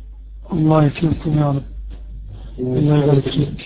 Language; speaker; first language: Arabic; native; Arabic